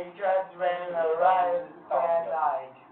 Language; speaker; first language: English; non-native, learner; Chinese